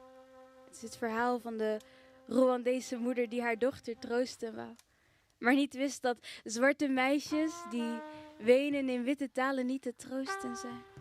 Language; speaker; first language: Dutch; early bilingual, other home language; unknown